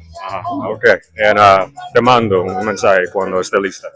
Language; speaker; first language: Spanish; non-native, learner; English